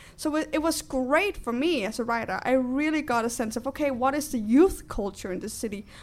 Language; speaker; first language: English; non-native, fluent; Danish